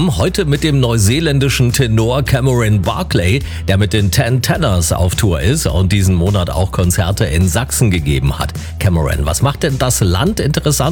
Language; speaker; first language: German; native; German